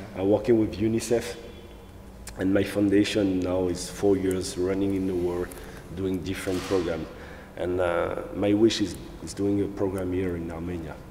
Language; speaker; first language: English; non-native, fluent; French